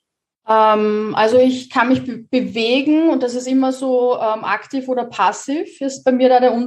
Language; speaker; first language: German; native; German